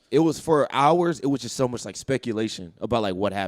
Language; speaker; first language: English; native; English